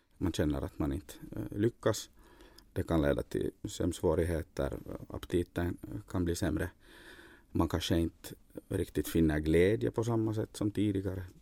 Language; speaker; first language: Swedish; native; Swedish